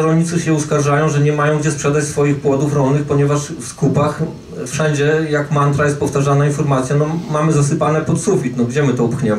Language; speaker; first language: Polish; native; Polish